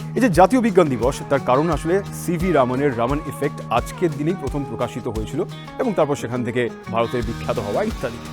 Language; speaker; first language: Bangla; native; Bangla